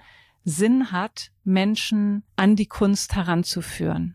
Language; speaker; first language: German; native; German